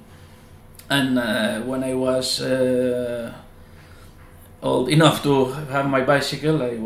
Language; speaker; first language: English; non-native, learner; Spanish